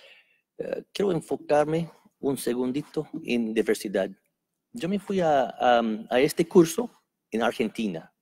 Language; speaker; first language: Spanish; non-native, fluent; English